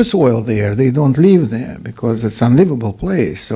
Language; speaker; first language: English; non-native, fluent; Russian